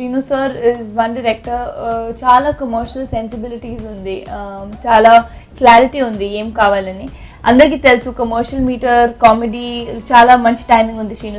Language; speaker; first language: Telugu; non-native, learner; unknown